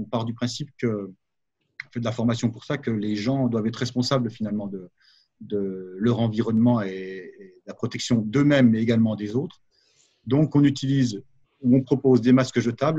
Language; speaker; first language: French; native; French